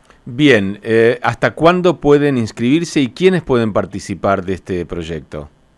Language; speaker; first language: Spanish; native; Spanish